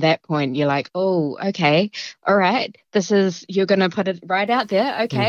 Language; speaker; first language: English; native; English